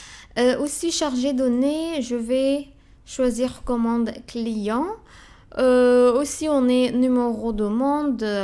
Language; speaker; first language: French; non-native, fluent; Arabic